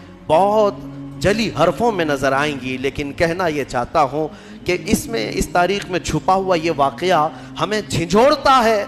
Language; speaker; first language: Urdu; native; Urdu